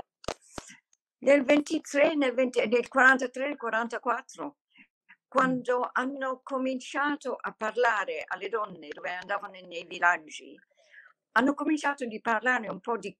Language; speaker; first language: Italian; non-native, fluent; English